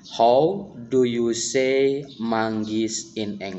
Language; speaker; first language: English; non-native, fluent; Indonesian